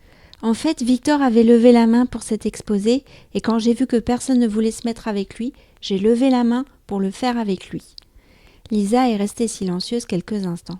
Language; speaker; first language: French; native; French